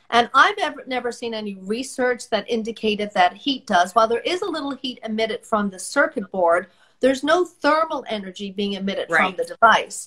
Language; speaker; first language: English; native; English